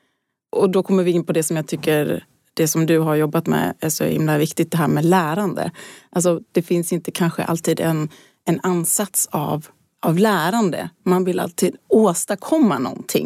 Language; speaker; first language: Swedish; native; Swedish